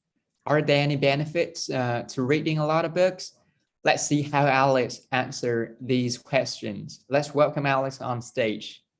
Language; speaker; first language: English; non-native, fluent; Vietnamese